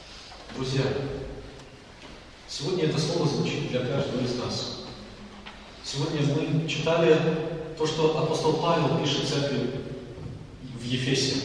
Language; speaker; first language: Russian; native; Russian